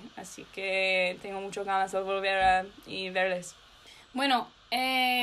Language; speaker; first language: Spanish; non-native, learner; English